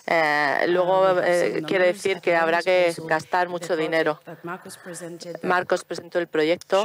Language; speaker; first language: Spanish; non-native, fluent; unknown